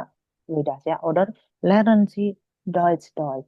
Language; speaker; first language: German; non-native, fluent; Indonesian